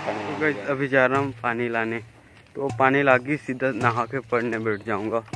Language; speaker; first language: Hindi; non-native, local second language; Bangla